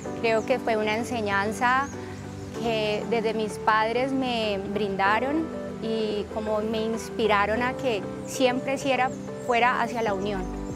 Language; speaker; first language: Spanish; early bilingual, other home language; Chinese